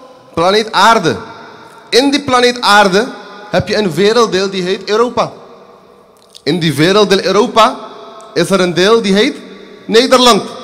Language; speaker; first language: Dutch; early bilingual, other home language; Urdu